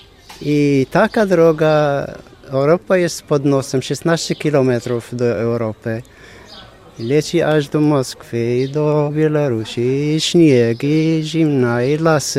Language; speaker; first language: Polish; non-native, fluent; Arabic